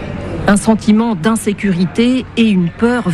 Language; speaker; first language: French; native; French